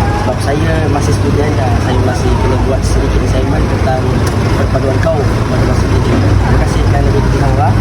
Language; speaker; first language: Malay; native; Malay